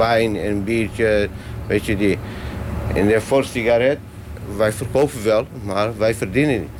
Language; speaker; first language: Dutch; non-native, learner; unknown